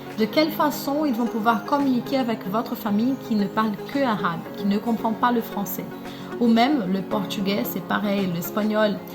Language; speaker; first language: French; non-native, fluent; Portuguese